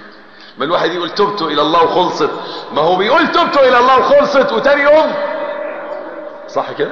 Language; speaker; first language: Arabic; native; Arabic